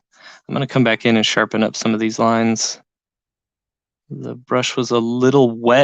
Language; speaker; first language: English; native; English